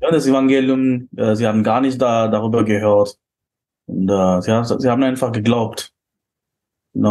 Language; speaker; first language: German; non-native, fluent; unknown